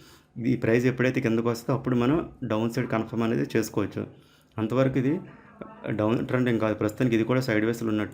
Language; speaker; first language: Telugu; native; Telugu